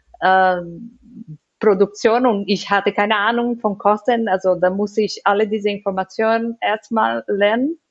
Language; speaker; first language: German; non-native, learner; Portuguese